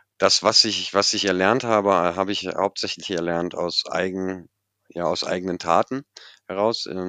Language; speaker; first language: German; native; German